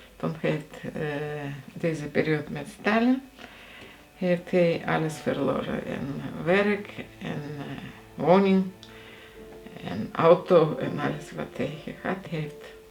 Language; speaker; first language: Dutch; non-native, fluent; Russian